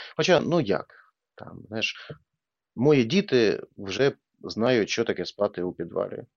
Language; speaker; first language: Ukrainian; non-native, local second language; Russian